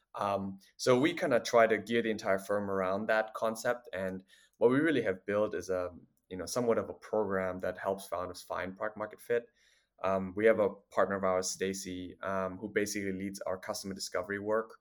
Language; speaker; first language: English; non-native, fluent; German